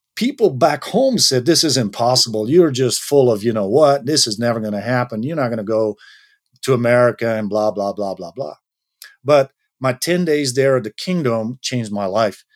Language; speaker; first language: English; non-native, fluent; Dutch